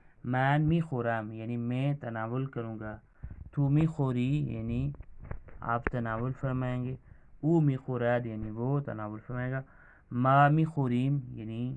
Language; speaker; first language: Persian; non-native, fluent; Urdu